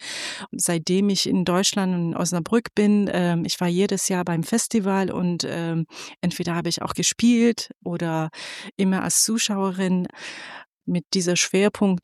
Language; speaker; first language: German; non-native, fluent; Persian